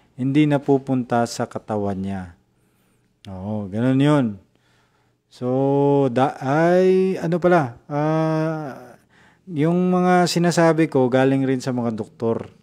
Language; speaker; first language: Filipino; non-native, local second language; Cebuano